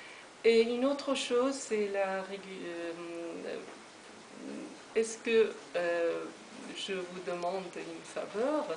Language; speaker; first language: French; non-native, fluent; Persian